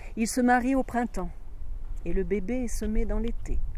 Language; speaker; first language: French; native; French